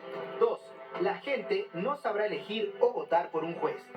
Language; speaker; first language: Spanish; native; Spanish